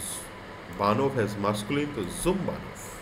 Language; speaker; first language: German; non-native, learner; Hindi